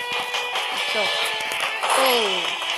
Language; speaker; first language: Portuguese; native; Portuguese